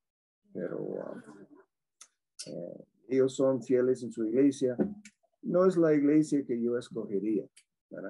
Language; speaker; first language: Spanish; non-native, fluent; English